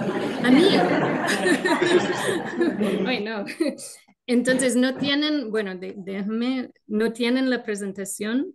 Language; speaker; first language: Spanish; non-native, fluent; English